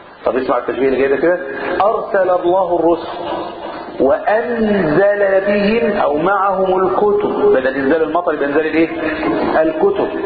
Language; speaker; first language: Arabic; native; Arabic